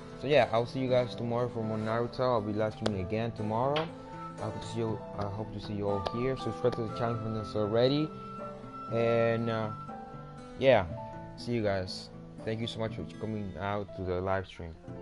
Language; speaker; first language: English; early bilingual, other home language; Spanish